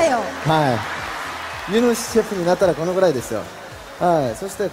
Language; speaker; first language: Japanese; non-native, fluent; Korean